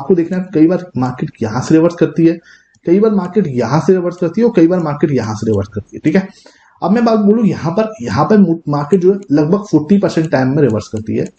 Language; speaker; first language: Hindi; native; Hindi